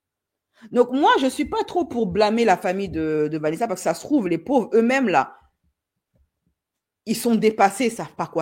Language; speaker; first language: French; native; French